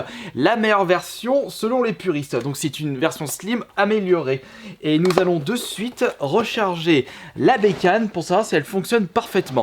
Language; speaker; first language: French; native; French